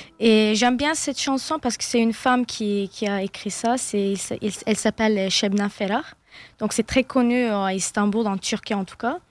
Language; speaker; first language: French; non-native, fluent; Turkish